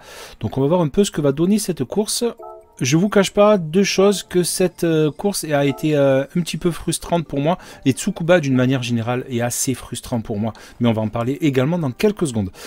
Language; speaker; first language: French; native; French